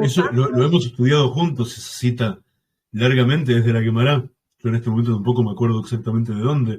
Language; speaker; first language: Spanish; native; Spanish